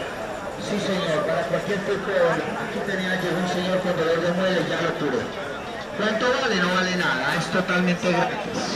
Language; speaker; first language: Spanish; native; Spanish